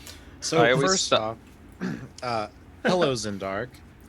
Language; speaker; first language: English; native; English